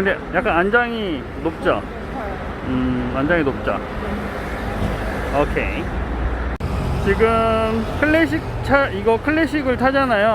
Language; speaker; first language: Korean; native; Korean